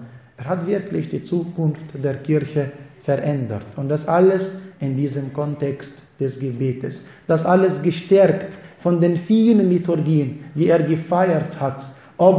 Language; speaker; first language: German; non-native, fluent; Arabic